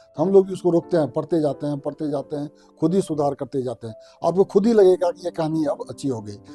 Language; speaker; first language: Hindi; non-native, local second language; Maithili